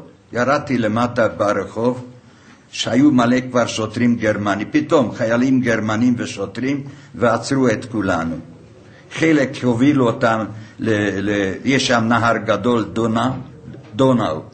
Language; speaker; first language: Hebrew; non-native, fluent; Hungarian